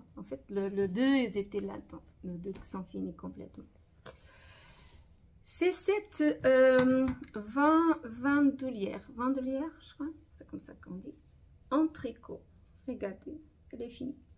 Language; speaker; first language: French; non-native, fluent; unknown